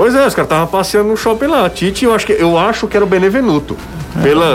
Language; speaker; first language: Portuguese; native; Portuguese